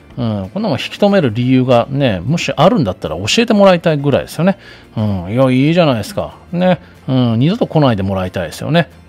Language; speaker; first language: Japanese; native; Japanese